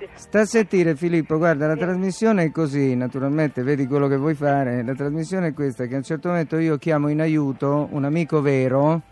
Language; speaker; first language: Italian; native; Italian